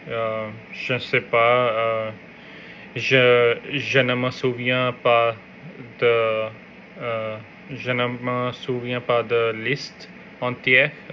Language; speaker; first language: French; non-native, learner; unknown